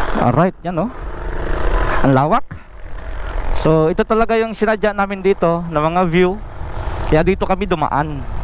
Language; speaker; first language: Filipino; native; Filipino